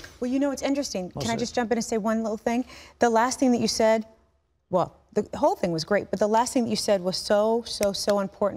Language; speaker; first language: English; native; English